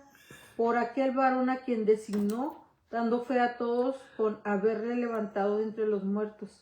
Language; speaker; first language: Spanish; native; Spanish